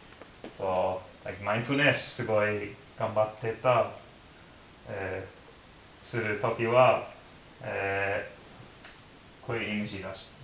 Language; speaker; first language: Japanese; non-native, learner; English